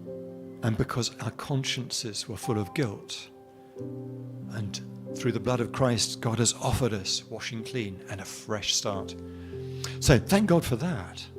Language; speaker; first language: English; native; English